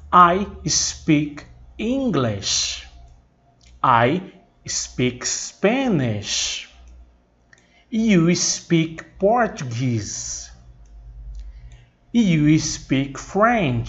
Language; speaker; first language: English; non-native, fluent; Portuguese